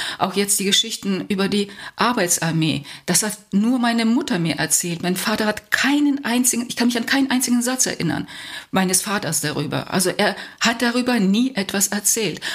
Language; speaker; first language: German; early bilingual, heritage; Plautdietsch